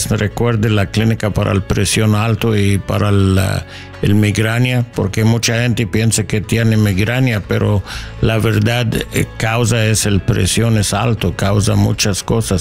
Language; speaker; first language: Spanish; non-native, learner; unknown